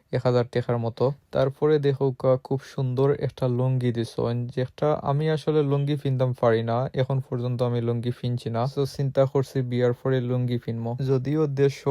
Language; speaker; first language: Bangla; native; Bangla